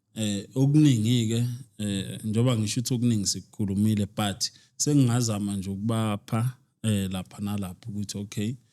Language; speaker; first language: Zulu; native; Zulu